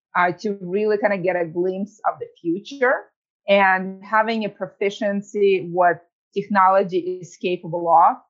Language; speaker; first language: English; early bilingual, other home language; Ukrainian